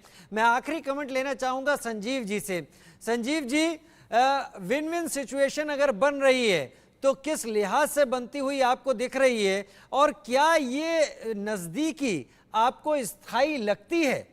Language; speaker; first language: Hindi; native; Hindi